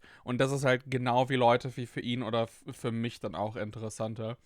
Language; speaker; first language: German; native; German